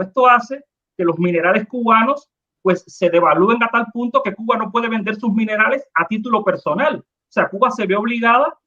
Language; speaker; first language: Spanish; native; Spanish